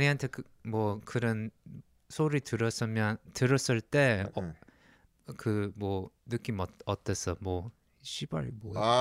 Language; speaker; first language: Korean; early bilingual, heritage; English